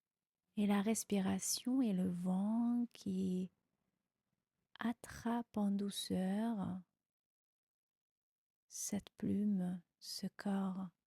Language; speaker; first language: French; non-native, fluent; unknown